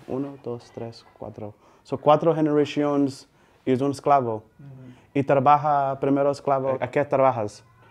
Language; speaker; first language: Spanish; non-native, learner; English